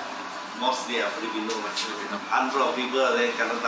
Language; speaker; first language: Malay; non-native, local second language; Chinese